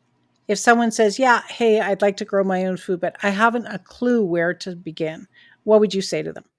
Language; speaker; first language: English; native; English